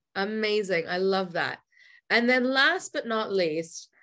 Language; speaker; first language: English; native; English